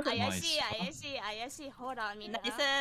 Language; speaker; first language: Japanese; non-native, learner; English